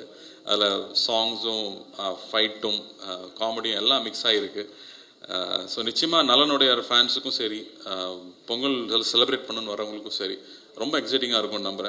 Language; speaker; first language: Tamil; native; Tamil